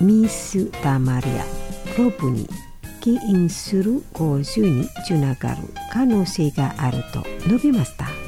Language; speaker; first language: Japanese; non-native, fluent; Indonesian